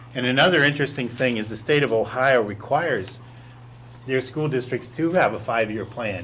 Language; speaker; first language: English; native; English